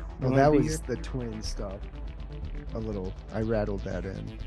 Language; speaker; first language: English; native; English